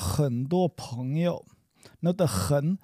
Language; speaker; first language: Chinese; non-native, learner; English